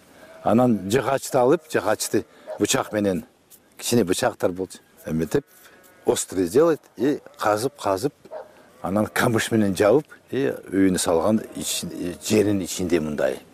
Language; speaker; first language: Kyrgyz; non-native, local second language; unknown